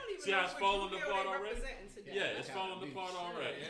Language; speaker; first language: English; native; English